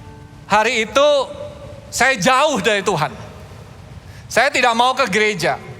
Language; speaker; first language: Indonesian; native; Indonesian